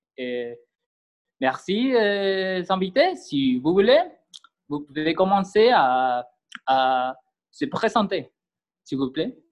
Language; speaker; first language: French; non-native, learner; Spanish